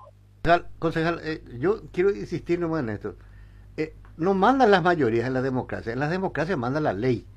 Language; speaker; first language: Spanish; native; Spanish